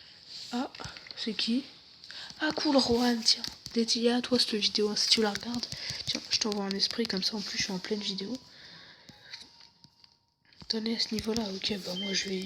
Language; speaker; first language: French; native; French